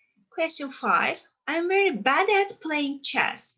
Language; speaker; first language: English; non-native, fluent; Turkish